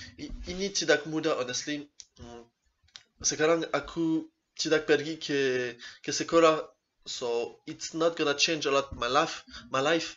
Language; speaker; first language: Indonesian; non-native, learner; French